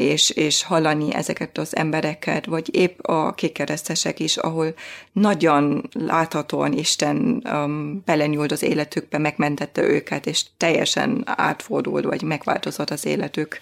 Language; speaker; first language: Hungarian; non-native, fluent; German